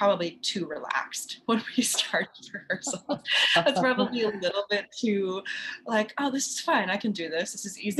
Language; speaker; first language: English; native; English